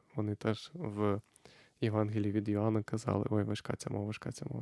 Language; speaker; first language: Ukrainian; non-native, fluent; Lithuanian